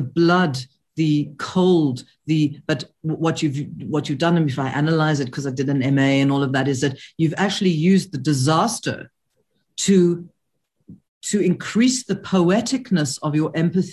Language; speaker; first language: English; native; English